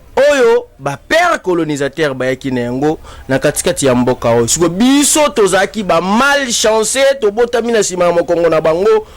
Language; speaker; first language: Lingala; non-native, local second language; Kongo